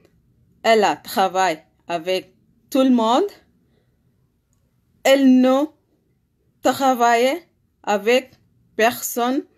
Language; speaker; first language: French; non-native, learner; Arabic